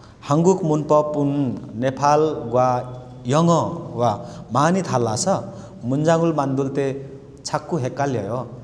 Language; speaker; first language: Korean; non-native, fluent; Nepali